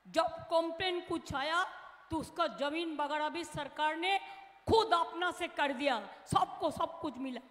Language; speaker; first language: Hindi; non-native, local second language; Bangla